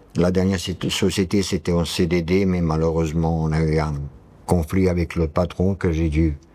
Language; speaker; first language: French; early bilingual, other home language; Serbian